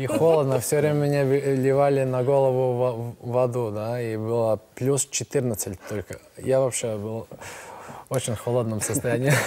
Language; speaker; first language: Russian; non-native, local second language; Latvian